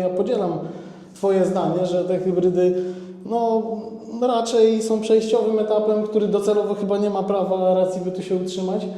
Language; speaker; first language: Polish; native; Polish